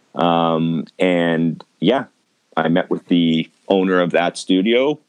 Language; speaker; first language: English; native; English